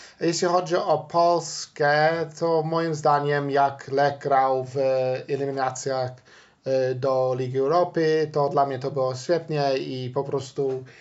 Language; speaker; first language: Polish; non-native, fluent; English